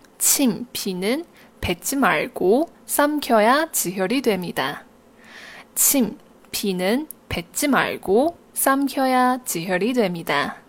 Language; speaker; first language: Korean; non-native, fluent; Chinese